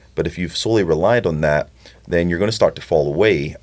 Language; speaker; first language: English; native; English